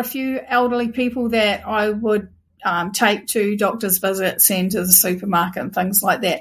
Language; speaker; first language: English; native; English